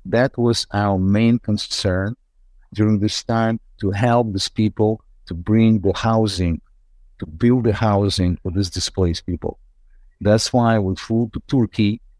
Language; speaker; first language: English; non-native, fluent; Ukrainian